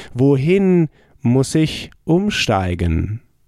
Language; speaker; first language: German; native; German